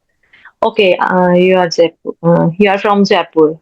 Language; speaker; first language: English; non-native, learner; Hindi